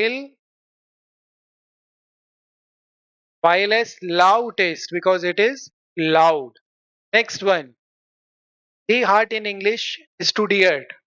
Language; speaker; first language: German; non-native, fluent; Hindi